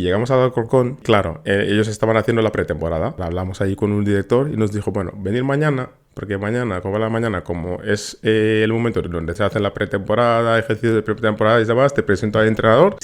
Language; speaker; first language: Spanish; non-native, fluent; Wolof